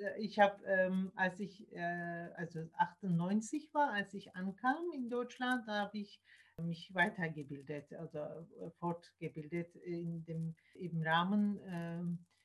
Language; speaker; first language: German; non-native, learner; Turkish